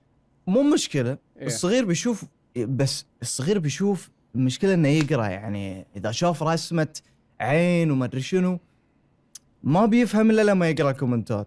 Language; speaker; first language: Arabic; native; Arabic